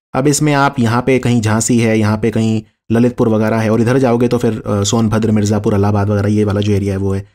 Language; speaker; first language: Hindi; native; Hindi